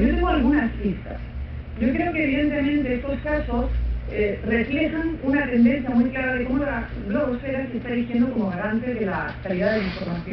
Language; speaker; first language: Spanish; native; Spanish